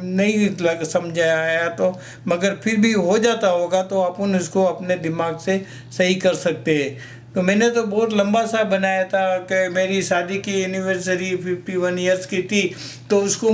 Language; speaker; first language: Hindi; non-native, local second language; Gujarati